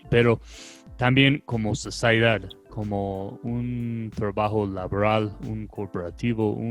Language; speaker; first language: Spanish; non-native, fluent; English